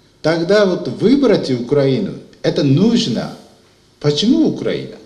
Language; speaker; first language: Russian; non-native, fluent; Japanese